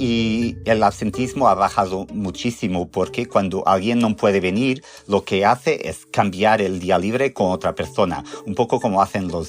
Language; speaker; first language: Spanish; non-native, fluent; Portuguese